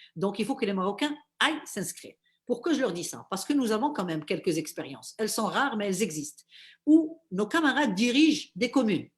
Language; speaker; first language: French; non-native, local second language; Arabic